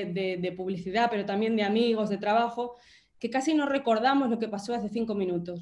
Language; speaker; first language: Spanish; native; Spanish